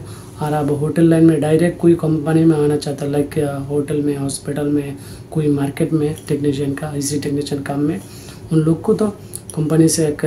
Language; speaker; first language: Hindi; non-native, fluent; Bangla